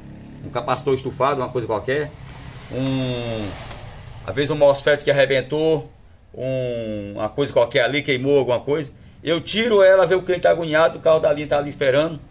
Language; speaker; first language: Portuguese; native; Portuguese